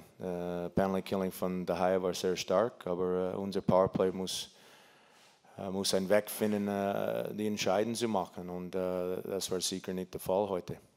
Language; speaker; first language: German; non-native, learner; English